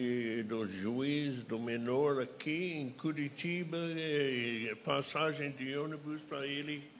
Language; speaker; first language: Portuguese; non-native, fluent; English